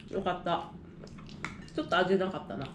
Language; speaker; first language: Japanese; native; Japanese